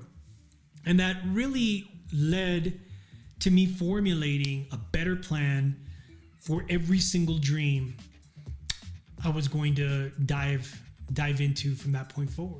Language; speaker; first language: English; native; English